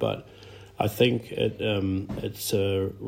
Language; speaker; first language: English; native; English